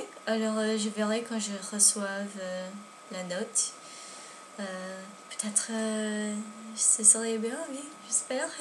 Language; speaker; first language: French; non-native, learner; English